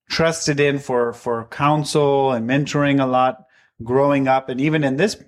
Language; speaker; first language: English; native; English